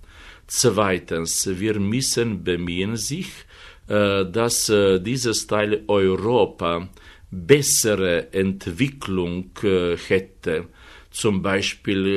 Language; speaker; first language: German; non-native, fluent; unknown